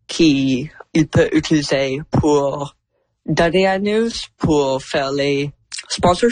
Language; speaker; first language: French; non-native, local second language; English